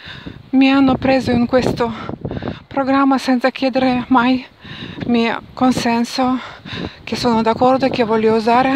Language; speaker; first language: Italian; non-native, learner; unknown